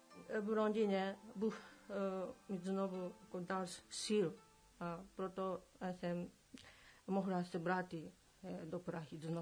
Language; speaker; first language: Czech; non-native, learner; Japanese